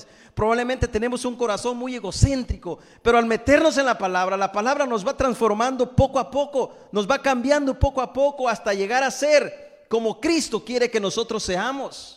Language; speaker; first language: Spanish; native; Spanish